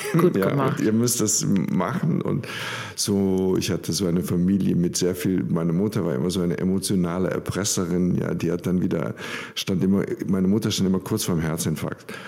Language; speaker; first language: German; native; German